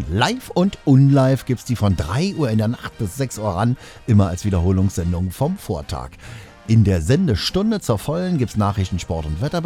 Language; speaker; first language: German; native; German